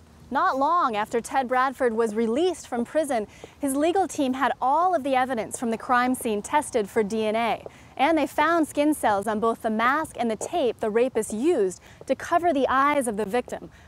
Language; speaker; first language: English; native; English